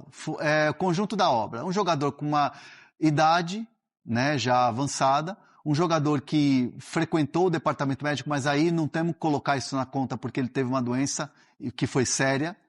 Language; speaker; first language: Portuguese; native; Portuguese